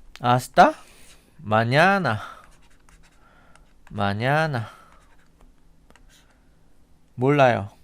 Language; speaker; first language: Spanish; non-native, learner; Korean